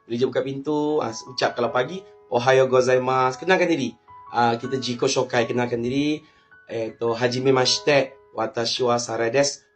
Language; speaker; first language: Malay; native; Malay